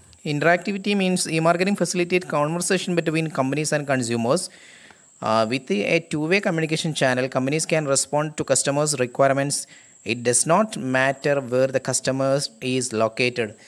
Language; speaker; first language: English; non-native, local second language; Malayalam